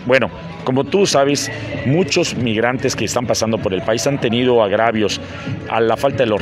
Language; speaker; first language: Spanish; native; Spanish